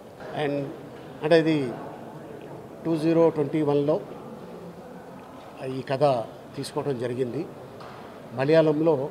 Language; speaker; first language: Telugu; native; Telugu